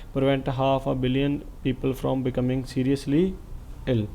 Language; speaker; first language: English; non-native, local second language; Punjabi